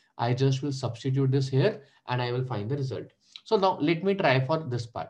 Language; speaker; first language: English; non-native, local second language; Hindi